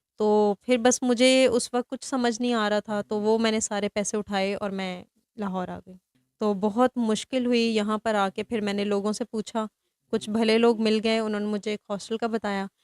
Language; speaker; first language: Urdu; non-native, local second language; Sindhi